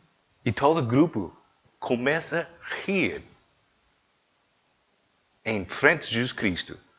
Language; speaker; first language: Portuguese; non-native, learner; English